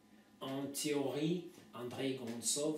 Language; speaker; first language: French; non-native, fluent; Russian